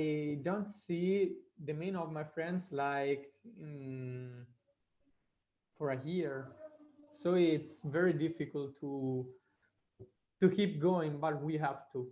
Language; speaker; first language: English; non-native, fluent; Italian